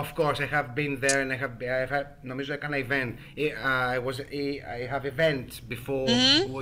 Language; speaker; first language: English; non-native, learner; Greek